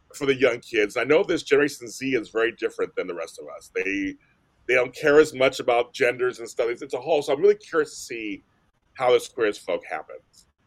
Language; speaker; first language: English; native; English